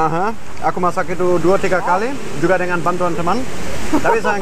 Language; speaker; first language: Indonesian; non-native, fluent; German